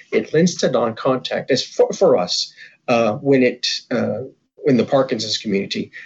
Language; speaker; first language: English; early bilingual, other home language; Spanish